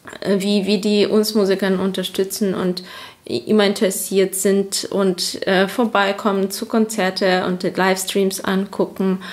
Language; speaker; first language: German; non-native, fluent; Azerbaijani